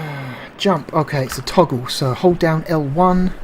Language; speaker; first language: English; native; English